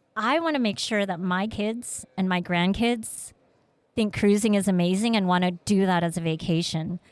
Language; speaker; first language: English; early bilingual, other home language; Vietnamese